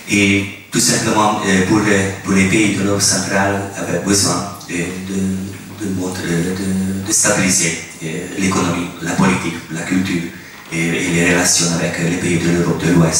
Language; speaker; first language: French; non-native, fluent; Hungarian